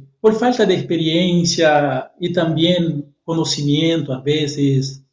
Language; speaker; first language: Spanish; non-native, fluent; Portuguese